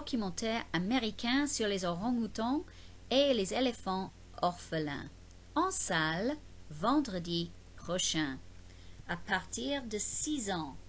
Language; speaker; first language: French; non-native, fluent; English